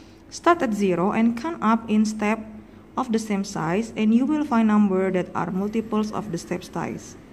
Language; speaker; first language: English; non-native, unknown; Indonesian